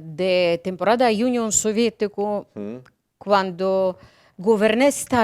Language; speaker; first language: Spanish; non-native, learner; Ukrainian